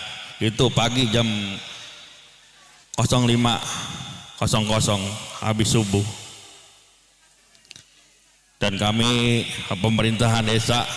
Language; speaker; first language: Indonesian; native; Indonesian